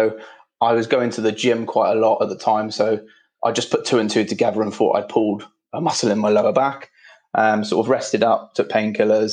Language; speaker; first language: English; native; English